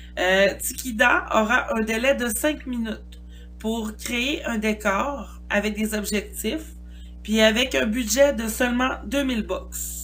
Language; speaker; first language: French; native; French